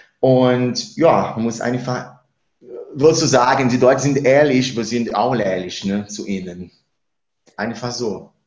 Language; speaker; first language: German; non-native, fluent; Spanish